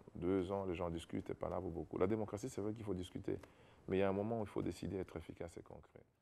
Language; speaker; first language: French; non-native, local second language; Lingala